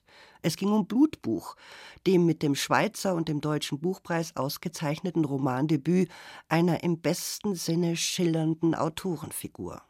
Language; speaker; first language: German; native; German